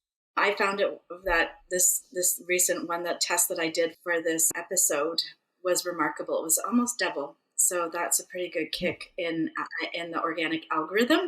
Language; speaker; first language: English; native; English